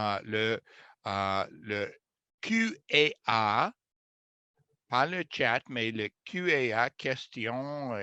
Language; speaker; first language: French; non-native, fluent; English